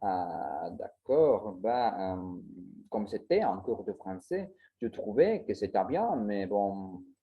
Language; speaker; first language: French; non-native, learner; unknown